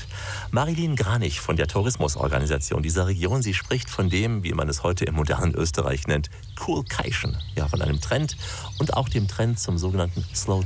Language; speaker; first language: German; native; German